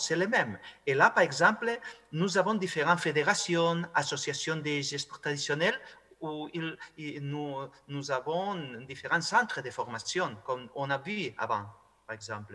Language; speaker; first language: French; non-native, fluent; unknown